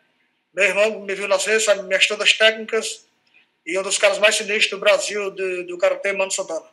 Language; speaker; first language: Portuguese; native; Portuguese